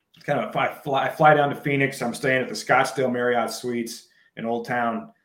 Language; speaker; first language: English; native; English